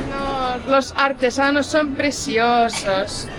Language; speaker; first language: Spanish; non-native, fluent; Estonian